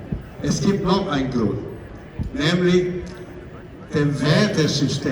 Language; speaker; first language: German; non-native, fluent; Cantonese